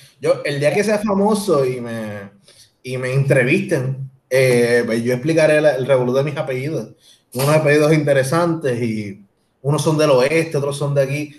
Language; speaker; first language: Spanish; native; Spanish